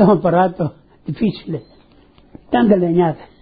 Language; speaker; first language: Italian; early bilingual, heritage; Italian